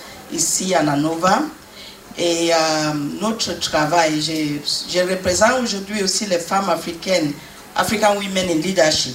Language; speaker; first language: French; non-native, learner; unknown